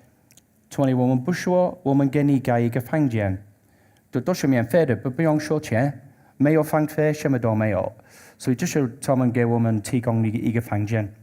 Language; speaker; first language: Chinese; non-native, learner; English